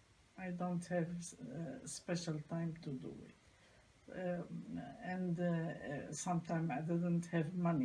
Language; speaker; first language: English; non-native, learner; Arabic